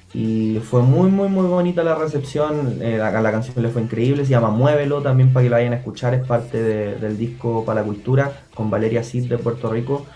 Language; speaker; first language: Spanish; native; Spanish